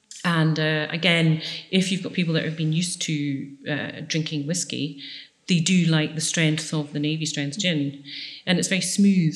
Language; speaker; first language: English; native; English